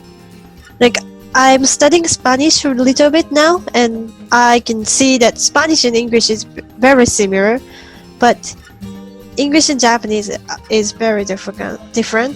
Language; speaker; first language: English; non-native, fluent; Japanese